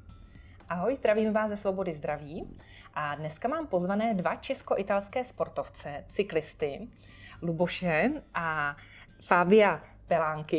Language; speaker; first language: Czech; native; Czech